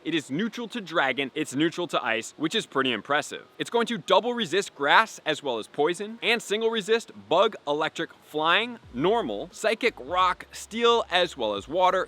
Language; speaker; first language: English; native; English